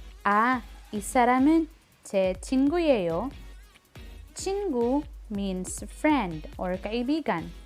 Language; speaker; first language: Korean; non-native, learner; Filipino